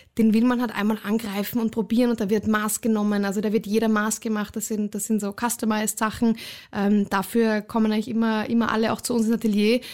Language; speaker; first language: German; native; German